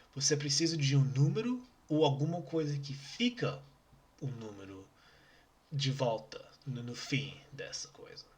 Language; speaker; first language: Portuguese; non-native, learner; English